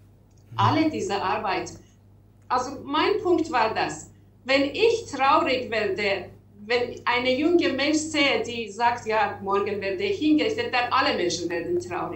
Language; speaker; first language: German; non-native, learner; Persian